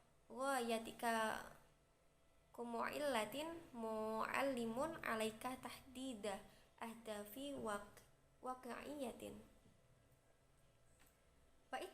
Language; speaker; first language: Arabic; non-native, learner; Indonesian